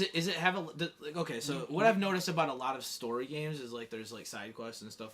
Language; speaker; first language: English; native; English